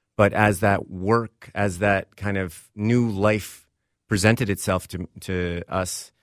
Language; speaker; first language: English; native; English